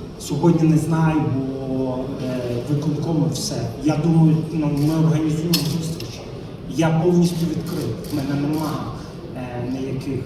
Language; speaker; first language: Ukrainian; non-native, local second language; Russian